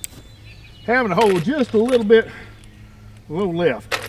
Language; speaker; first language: English; native; English